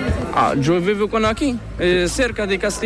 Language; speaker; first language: Spanish; non-native, learner; Arabic